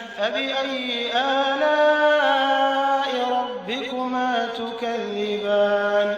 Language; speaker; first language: Arabic; native; Arabic